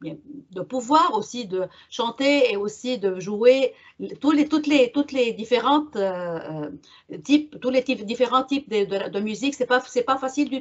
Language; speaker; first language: French; non-native, local second language; Arabic